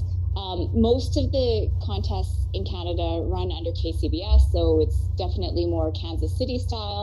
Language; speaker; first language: English; native; English